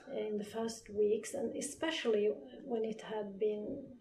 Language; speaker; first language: English; non-native, fluent; Polish